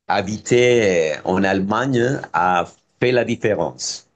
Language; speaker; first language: French; non-native, fluent; Spanish